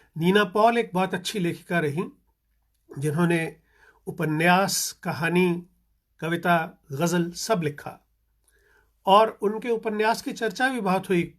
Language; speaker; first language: Hindi; non-native, local second language; Punjabi